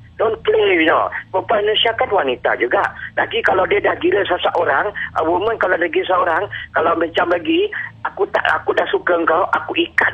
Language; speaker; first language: Malay; native; Malay